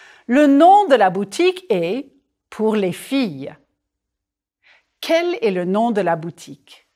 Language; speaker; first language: French; non-native, fluent; English